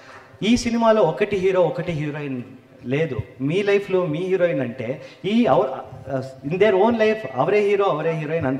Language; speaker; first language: Telugu; non-native, learner; Kannada